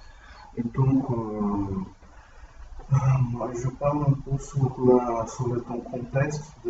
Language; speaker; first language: French; non-native, learner; Portuguese